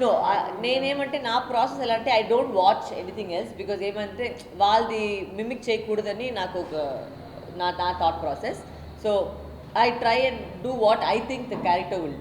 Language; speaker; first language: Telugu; non-native, local second language; Tamil